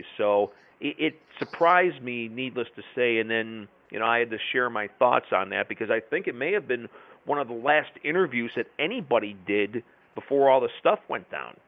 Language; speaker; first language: English; native; English